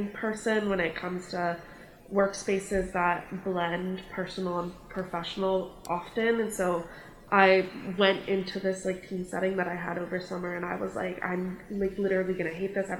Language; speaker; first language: English; native; English